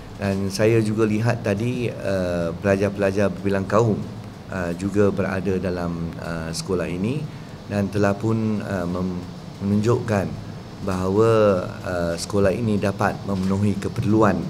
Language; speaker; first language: Malay; non-native, local second language; Chinese